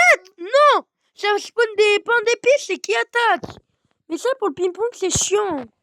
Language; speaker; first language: French; native; French